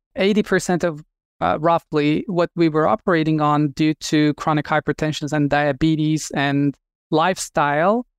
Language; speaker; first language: English; non-native, fluent; Turkish